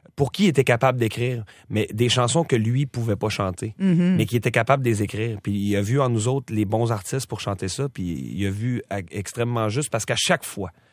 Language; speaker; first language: French; native; French